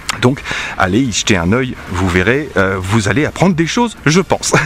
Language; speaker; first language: French; native; French